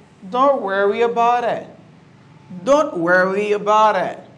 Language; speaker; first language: English; non-native, fluent; Haitian Creole